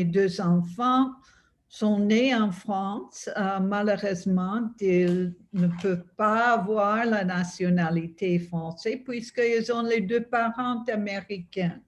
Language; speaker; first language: French; non-native, fluent; English